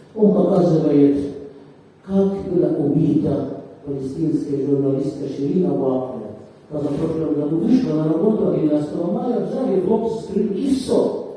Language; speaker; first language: Russian; non-native, fluent; Arabic